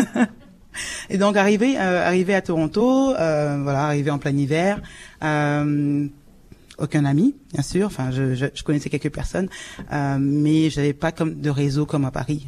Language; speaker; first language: French; native; French